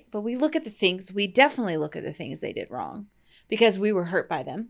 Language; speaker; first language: English; native; English